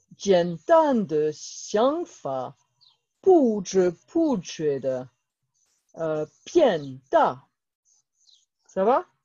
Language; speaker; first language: Chinese; non-native, learner; French